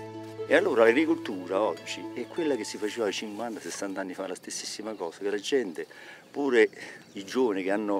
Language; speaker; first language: Italian; native; Italian